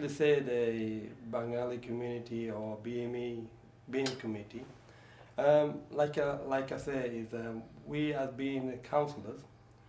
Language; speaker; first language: English; native; English